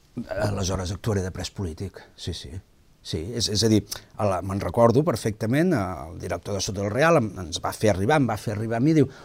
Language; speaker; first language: Catalan; non-native, local second language; Spanish